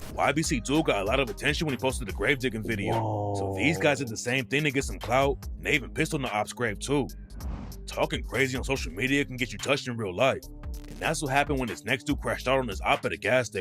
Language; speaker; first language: English; native; English